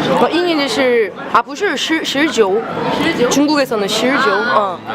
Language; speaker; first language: Chinese; non-native, learner; Korean